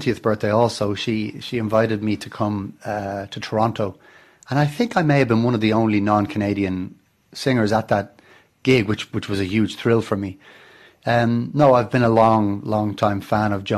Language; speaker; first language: English; native; English